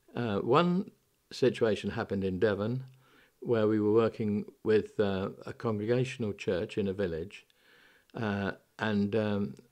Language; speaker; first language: English; native; English